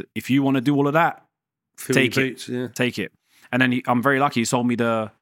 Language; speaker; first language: English; native; English